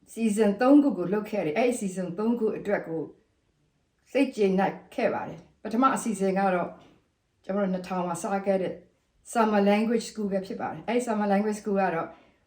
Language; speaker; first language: Burmese; non-native, local second language; S'gaw Karen